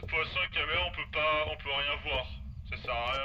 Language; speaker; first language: French; native; French